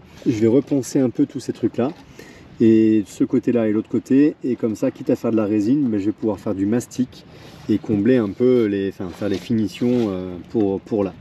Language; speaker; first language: French; native; French